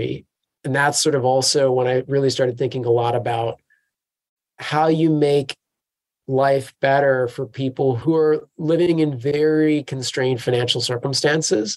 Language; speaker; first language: English; native; English